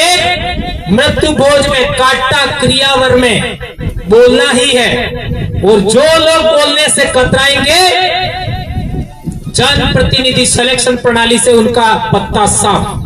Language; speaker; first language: Hindi; non-native, local second language; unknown